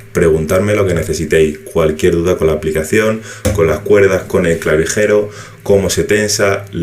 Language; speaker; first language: Spanish; native; Spanish